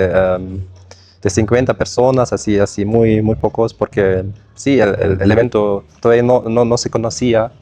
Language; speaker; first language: Spanish; non-native, fluent; German